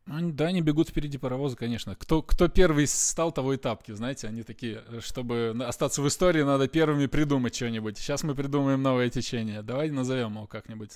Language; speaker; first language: Russian; native; Russian